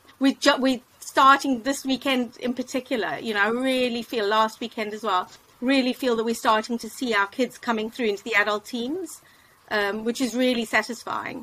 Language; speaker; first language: English; native; English